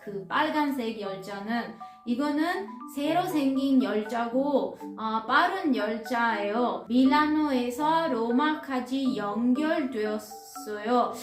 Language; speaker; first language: Korean; non-native, fluent; Italian